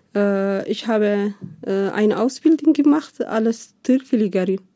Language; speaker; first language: German; non-native, learner; Tigrinya